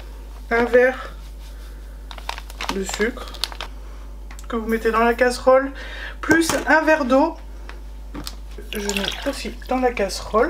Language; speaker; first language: French; native; French